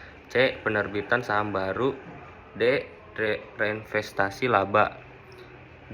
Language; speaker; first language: Indonesian; native; Indonesian